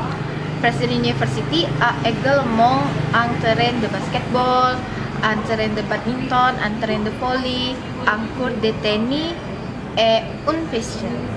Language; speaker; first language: French; non-native, learner; Indonesian